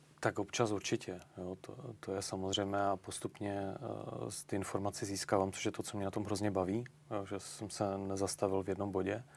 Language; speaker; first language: Czech; native; Czech